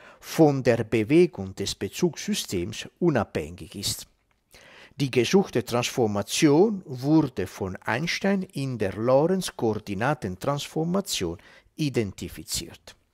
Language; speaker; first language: German; non-native, fluent; Italian